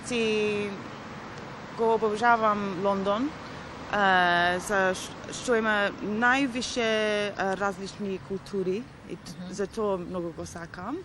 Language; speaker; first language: Macedonian; early bilingual, heritage; Macedonian